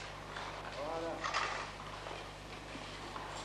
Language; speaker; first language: French; native; French